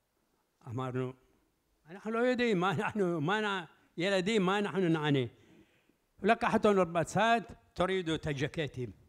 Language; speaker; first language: Hebrew; early bilingual, other home language; Arabic